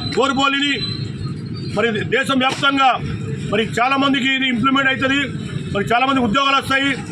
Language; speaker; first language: Telugu; non-native, local second language; Lambadi